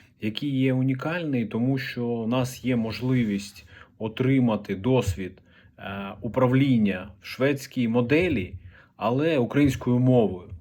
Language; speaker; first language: Ukrainian; non-native, local second language; Russian